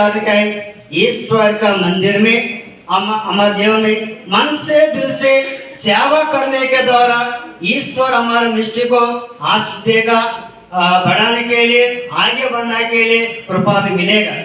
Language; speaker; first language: Hindi; non-native, local second language; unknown